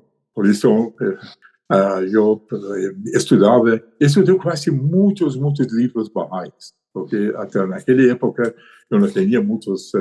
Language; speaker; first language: Spanish; non-native, fluent; Persian